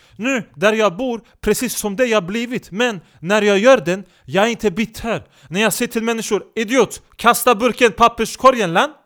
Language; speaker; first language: Swedish; early bilingual, other home language; Turkish